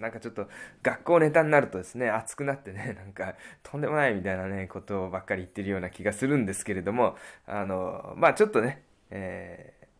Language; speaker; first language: Japanese; native; Japanese